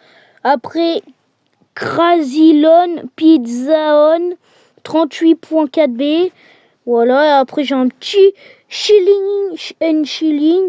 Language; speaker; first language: French; native; French